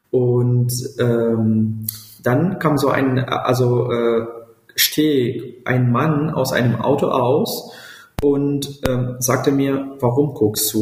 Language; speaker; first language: German; non-native, fluent; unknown